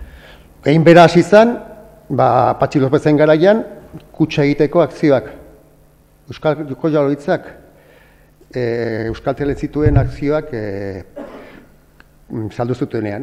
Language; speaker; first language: Basque; native; Basque